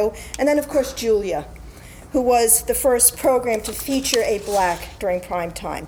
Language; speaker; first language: English; native; English